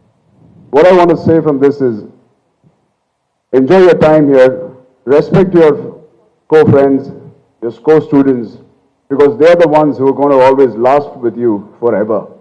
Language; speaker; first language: English; non-native, local second language; Telugu